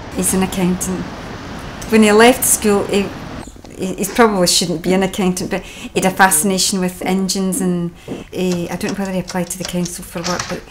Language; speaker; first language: English; native; English